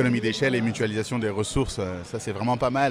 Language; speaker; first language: French; native; French